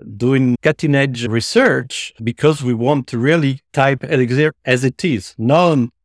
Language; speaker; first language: English; non-native, fluent; Italian